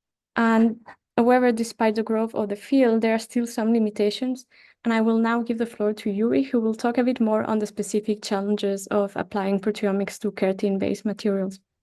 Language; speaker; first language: English; non-native, fluent; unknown